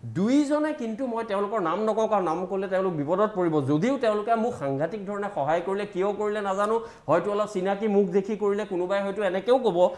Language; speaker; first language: Assamese; native; Assamese